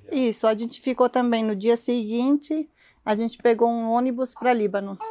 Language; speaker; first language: Portuguese; non-native, learner; Arabic